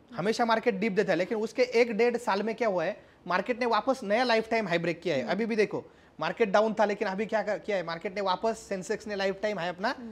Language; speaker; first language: Hindi; non-native, local second language; Marathi